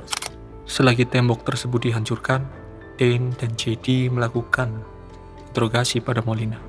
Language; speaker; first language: Indonesian; native; Indonesian